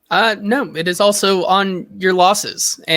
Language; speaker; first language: English; native; English